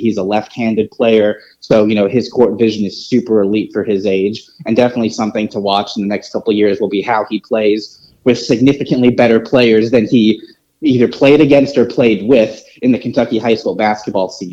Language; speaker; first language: English; native; English